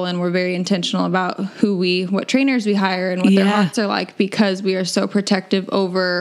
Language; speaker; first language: English; native; English